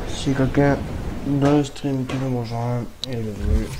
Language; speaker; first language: French; native; French